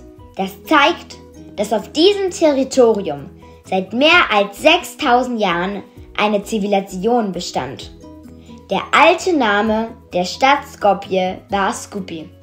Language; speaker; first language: German; non-native, fluent; Macedonian